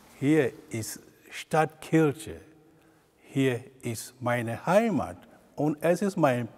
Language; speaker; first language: German; non-native, fluent; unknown